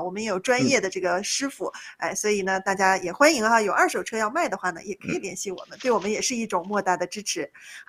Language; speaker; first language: Chinese; native; Chinese